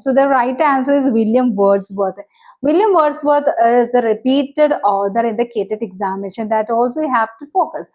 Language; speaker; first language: English; non-native, local second language; Malayalam